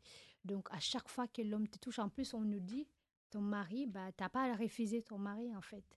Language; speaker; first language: French; non-native, local second language; Fula